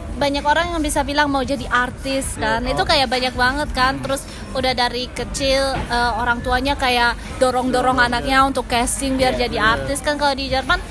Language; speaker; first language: Indonesian; early bilingual, heritage; Indonesian